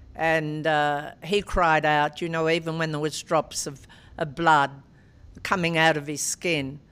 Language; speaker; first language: English; native; English